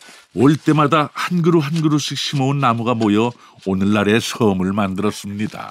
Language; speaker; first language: Korean; native; Korean